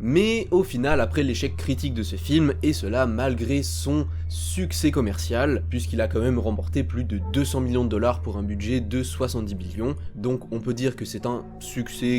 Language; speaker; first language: French; native; French